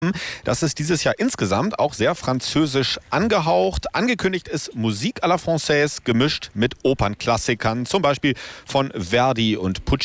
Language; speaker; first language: German; native; German